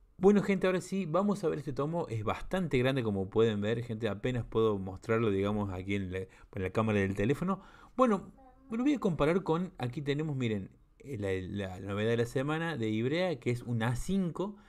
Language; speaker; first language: Spanish; native; Spanish